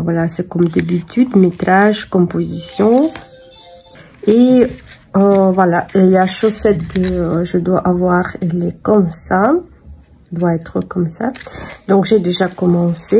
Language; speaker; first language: French; non-native, fluent; Russian